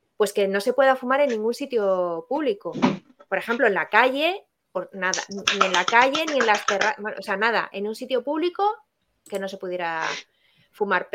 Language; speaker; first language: Spanish; native; Spanish